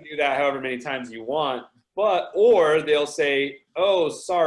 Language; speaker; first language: English; native; English